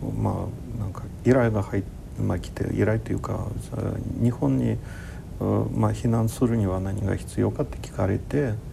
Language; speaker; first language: Japanese; non-native, fluent; Ukrainian